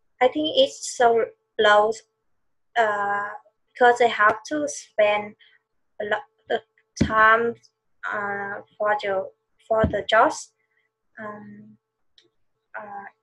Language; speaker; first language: English; non-native, learner; Vietnamese